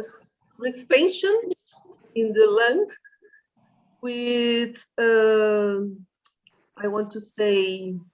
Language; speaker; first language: English; non-native, fluent; Portuguese